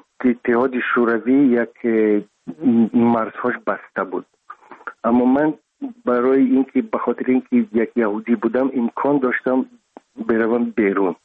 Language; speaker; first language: Persian; non-native, local second language; Russian